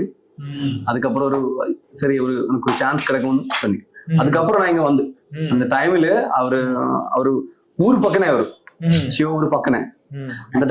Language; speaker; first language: Tamil; non-native, learner; Malayalam